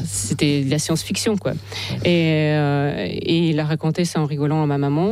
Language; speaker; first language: French; non-native, fluent; Russian